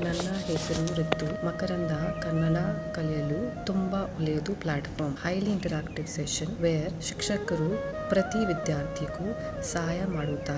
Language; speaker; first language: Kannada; non-native, learner; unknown